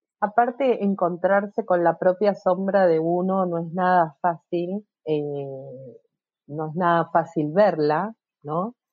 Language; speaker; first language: Spanish; native; Spanish